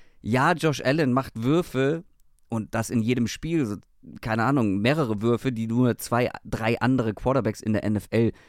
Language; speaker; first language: German; native; German